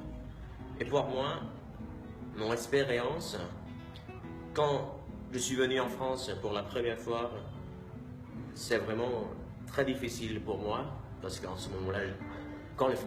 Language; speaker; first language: French; non-native, fluent; Vietnamese